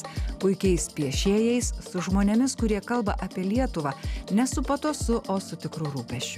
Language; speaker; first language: Lithuanian; native; Lithuanian